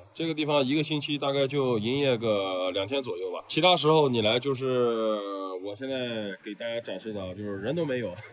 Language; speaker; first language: Chinese; native; Chinese